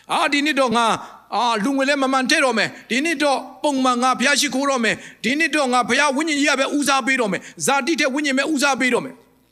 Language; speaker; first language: Burmese; non-native, local second language; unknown